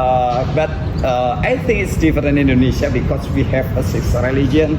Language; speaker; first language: English; non-native, learner; Indonesian